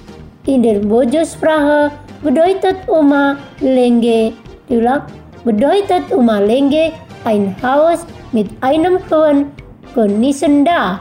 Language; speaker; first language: German; non-native, fluent; Indonesian